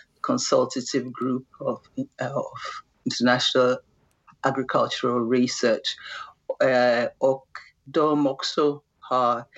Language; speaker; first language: Swedish; non-native, fluent; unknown